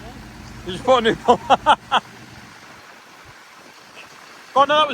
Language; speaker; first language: English; native; English